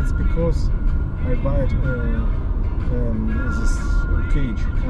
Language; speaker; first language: English; non-native, learner; German